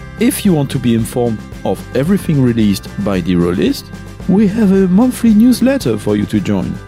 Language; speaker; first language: English; non-native, fluent; French